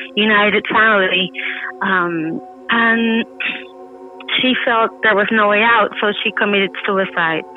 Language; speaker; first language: English; non-native, fluent; Spanish